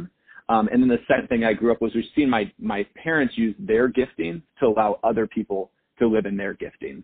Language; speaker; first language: English; native; English